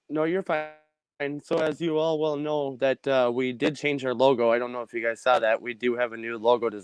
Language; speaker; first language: English; native; English